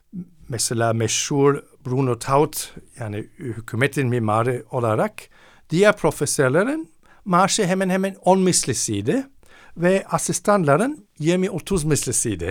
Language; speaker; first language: Turkish; non-native, fluent; German